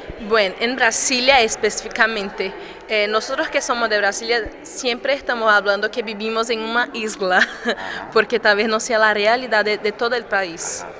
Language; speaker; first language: Spanish; non-native, fluent; Portuguese